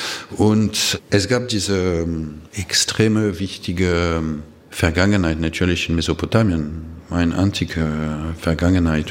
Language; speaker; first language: German; non-native, fluent; French